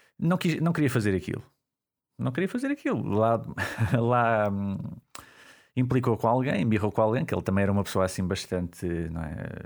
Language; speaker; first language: Portuguese; native; Portuguese